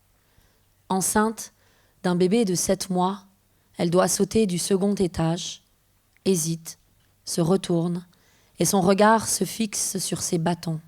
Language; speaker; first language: French; early bilingual, other home language; Persian